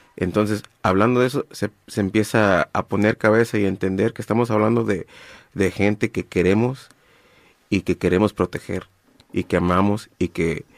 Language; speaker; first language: Spanish; native; Spanish